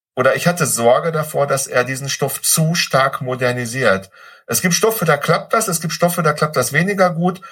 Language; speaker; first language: German; native; German